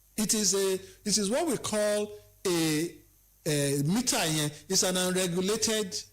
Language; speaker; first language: English; non-native, local second language; Yoruba